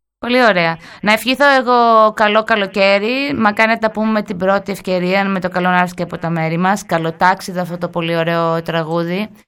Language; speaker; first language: Greek; native; Greek